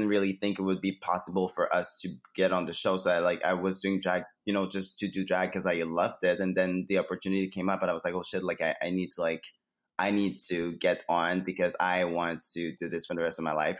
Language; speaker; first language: English; native; English